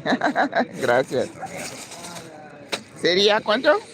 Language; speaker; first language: Spanish; non-native, learner; English